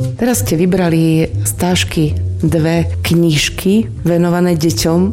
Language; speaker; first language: Slovak; native; Slovak